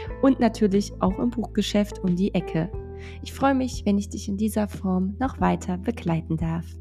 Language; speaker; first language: German; native; German